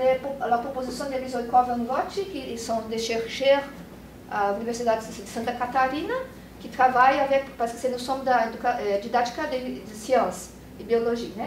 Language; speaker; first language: French; non-native, learner; Portuguese